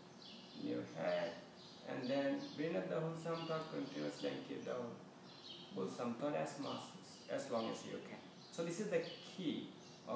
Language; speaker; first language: English; non-native, fluent; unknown